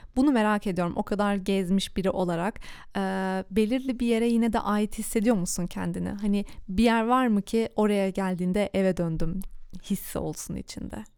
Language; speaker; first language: Turkish; early bilingual, heritage; Turkish